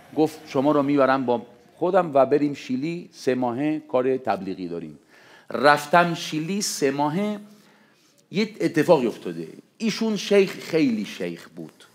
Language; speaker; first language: Persian; non-native, fluent; Spanish